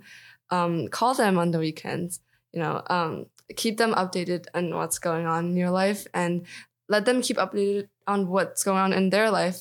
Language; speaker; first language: English; non-native, local second language; Cantonese